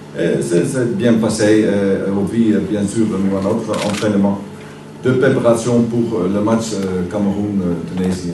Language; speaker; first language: French; non-native, learner; Dutch